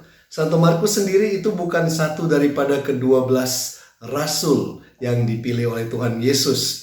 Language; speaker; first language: Indonesian; native; Indonesian